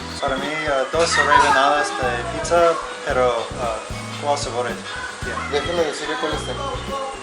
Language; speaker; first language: Spanish; non-native, learner; English